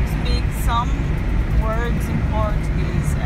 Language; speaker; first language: English; non-native, learner; Portuguese